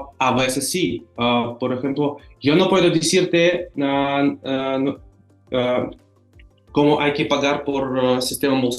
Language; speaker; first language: Spanish; non-native, fluent; Russian